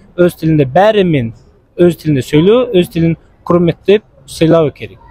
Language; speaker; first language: Kazakh; early bilingual, heritage; Azerbaijani